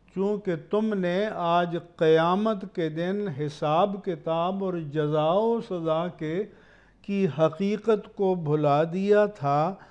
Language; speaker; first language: Urdu; native; Urdu